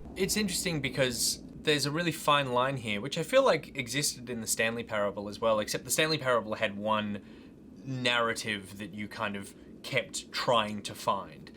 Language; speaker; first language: English; native; English